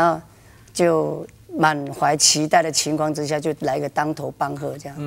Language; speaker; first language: Chinese; native; Chinese